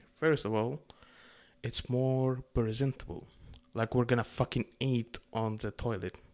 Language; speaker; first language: English; non-native, fluent; Arabic